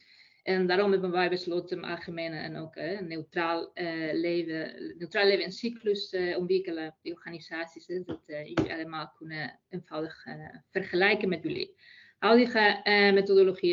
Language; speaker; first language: Dutch; non-native, fluent; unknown